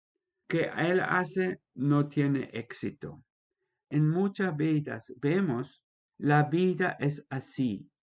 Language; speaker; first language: Spanish; non-native, fluent; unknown